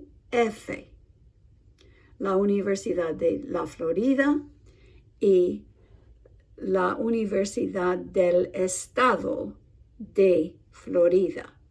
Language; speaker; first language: Spanish; non-native, fluent; English